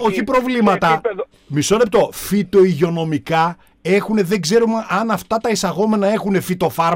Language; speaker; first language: Greek; native; Greek